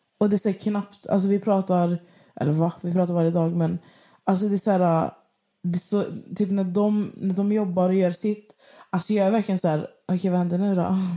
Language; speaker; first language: Swedish; early bilingual, other home language; Arabic